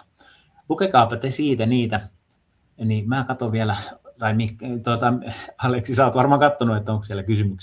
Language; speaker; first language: Finnish; native; Finnish